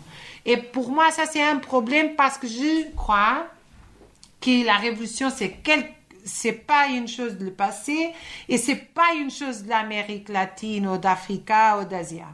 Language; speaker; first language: French; non-native, fluent; Portuguese